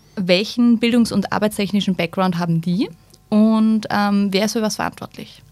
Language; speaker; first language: German; native; German